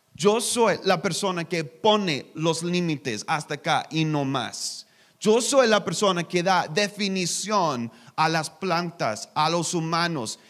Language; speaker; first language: Spanish; non-native, learner; English